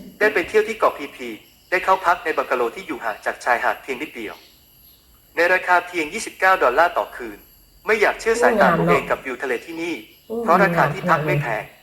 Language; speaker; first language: Thai; native; Thai